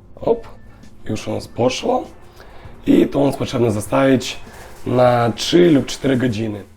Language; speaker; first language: Polish; non-native, learner; Russian